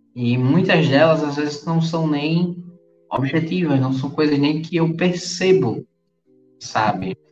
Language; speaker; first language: Portuguese; native; Portuguese